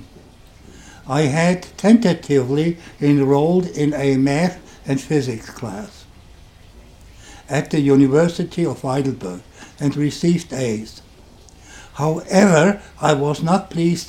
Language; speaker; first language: English; non-native, fluent; German